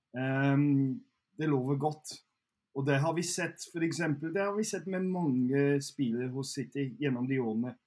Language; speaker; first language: Norwegian; non-native, fluent; English